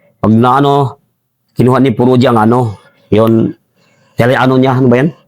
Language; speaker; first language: Filipino; non-native, local second language; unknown